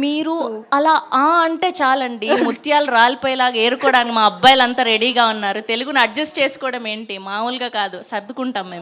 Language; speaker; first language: Telugu; native; Telugu